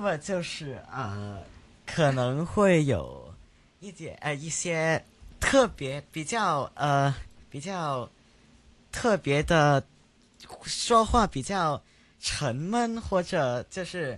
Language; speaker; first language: Chinese; non-native, local second language; Cantonese